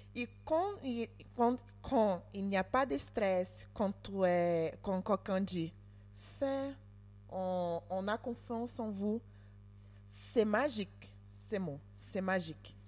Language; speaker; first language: French; non-native, learner; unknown